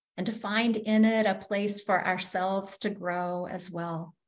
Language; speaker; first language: English; native; English